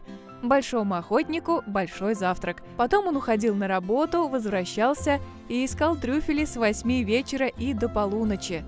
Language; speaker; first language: Russian; native; Russian